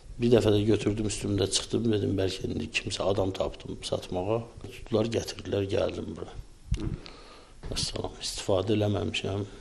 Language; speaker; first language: Azerbaijani; native; Azerbaijani